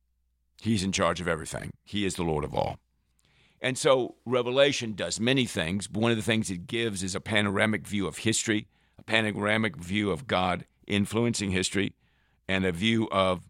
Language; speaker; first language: English; native; English